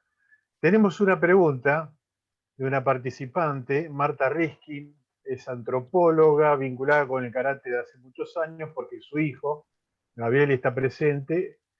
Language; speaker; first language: Spanish; native; Spanish